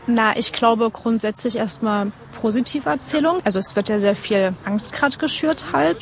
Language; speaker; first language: German; native; German